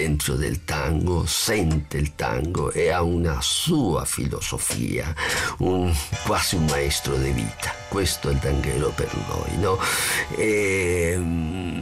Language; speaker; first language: Italian; non-native, fluent; Spanish